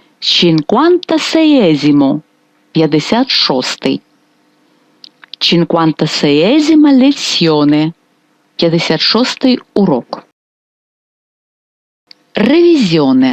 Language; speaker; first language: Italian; non-native, fluent; Ukrainian